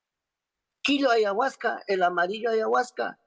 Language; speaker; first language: Spanish; non-native, local second language; Quechua